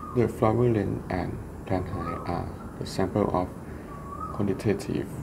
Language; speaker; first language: English; non-native, fluent; Thai